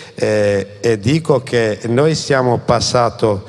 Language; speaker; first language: Italian; non-native, fluent; Albanian